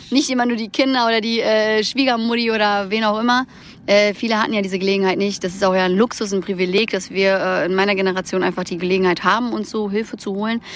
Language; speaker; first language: German; early bilingual, other home language; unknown